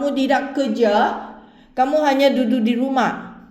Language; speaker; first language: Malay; non-native, local second language; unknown